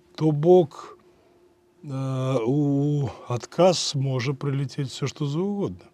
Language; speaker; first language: Belarusian; native; Belarusian